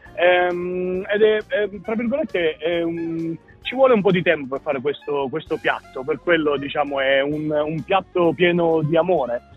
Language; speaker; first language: Italian; native; Italian